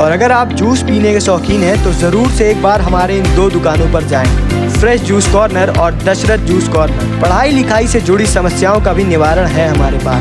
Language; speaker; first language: Hindi; native; Hindi